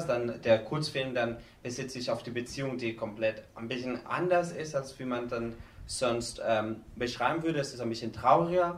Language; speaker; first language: German; non-native, learner; Spanish